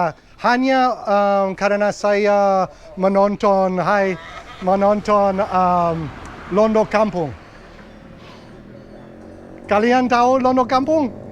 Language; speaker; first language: Indonesian; non-native, learner; English